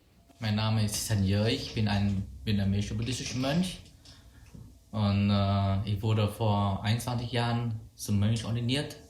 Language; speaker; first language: German; non-native, fluent; Vietnamese